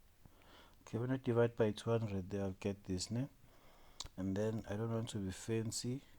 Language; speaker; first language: English; non-native, local second language; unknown